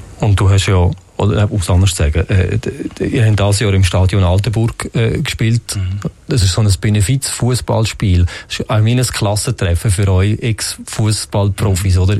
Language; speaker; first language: German; native; German